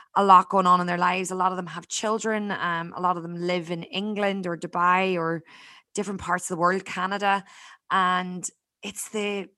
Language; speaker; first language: English; native; English